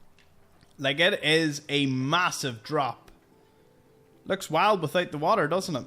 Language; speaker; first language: English; native; English